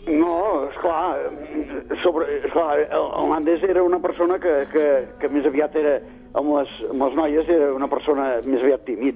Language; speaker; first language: Catalan; native; Catalan